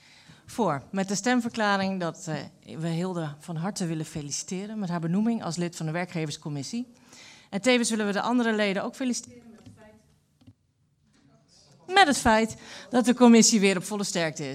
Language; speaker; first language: Dutch; native; Dutch